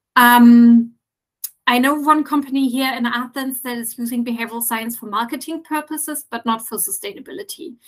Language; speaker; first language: English; non-native, fluent; German